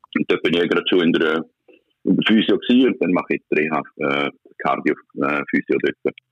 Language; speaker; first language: German; native; German